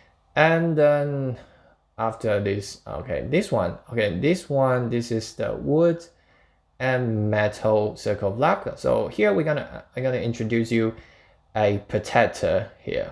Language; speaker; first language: English; non-native, fluent; Chinese